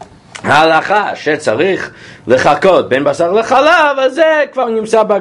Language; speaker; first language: Hebrew; non-native, fluent; English